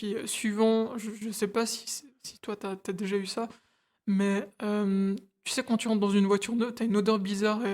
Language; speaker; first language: French; early bilingual, other home language; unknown